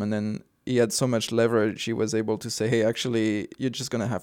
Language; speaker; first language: English; non-native, fluent; French